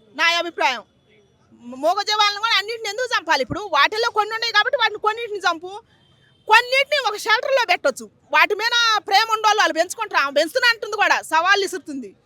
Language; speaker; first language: Telugu; native; Telugu